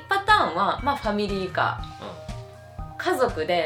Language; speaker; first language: Japanese; native; Japanese